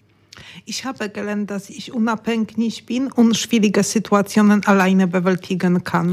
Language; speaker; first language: German; non-native, learner; Polish